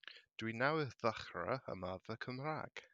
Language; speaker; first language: Welsh; non-native, learner; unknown